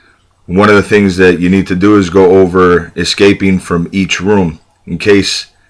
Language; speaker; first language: English; native; English